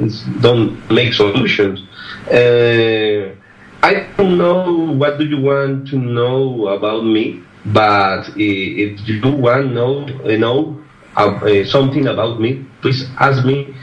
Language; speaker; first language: English; non-native, learner; Spanish